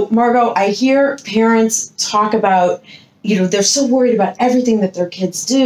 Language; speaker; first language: English; native; English